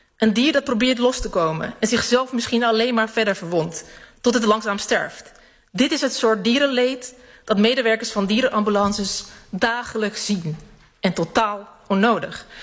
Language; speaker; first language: Dutch; early bilingual, other home language; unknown